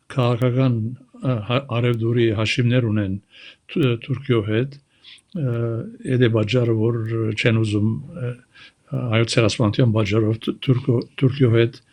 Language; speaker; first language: Armenian; early bilingual, heritage; Armenian